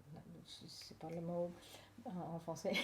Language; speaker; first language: French; non-native, learner; English